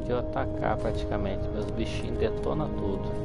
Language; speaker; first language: Portuguese; native; Portuguese